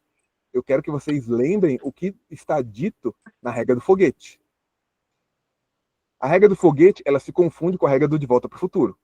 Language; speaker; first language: Portuguese; native; Portuguese